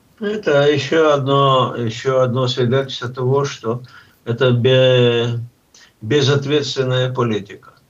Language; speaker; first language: Russian; native; Russian